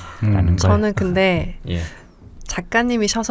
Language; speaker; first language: Korean; native; Korean